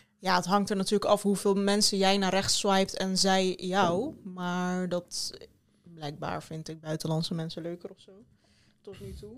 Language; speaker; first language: Dutch; early bilingual, other home language; Turkish